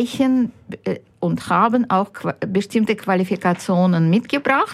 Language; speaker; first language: German; non-native, fluent; Ukrainian